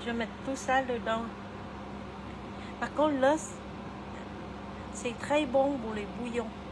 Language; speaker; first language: French; non-native, learner; Vietnamese